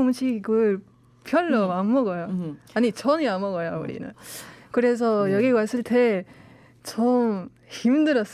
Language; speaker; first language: Korean; non-native, learner; Spanish